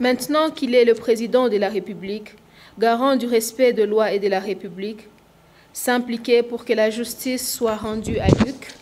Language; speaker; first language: French; non-native, local second language; Swahili